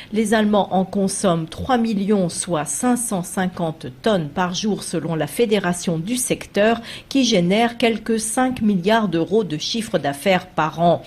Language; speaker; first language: French; native; French